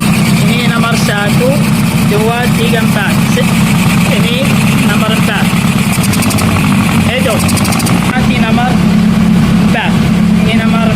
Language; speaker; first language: Indonesian; non-native, learner; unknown